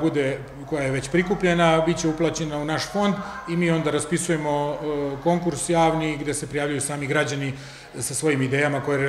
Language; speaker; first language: Serbian; native; Serbian